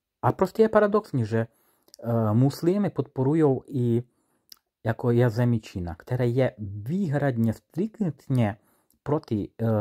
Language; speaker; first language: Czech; non-native, fluent; Ukrainian